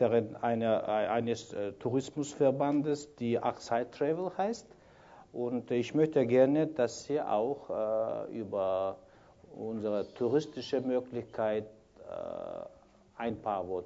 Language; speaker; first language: German; non-native, fluent; Kyrgyz